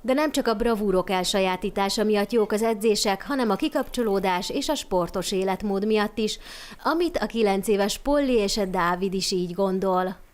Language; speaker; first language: Hungarian; native; Hungarian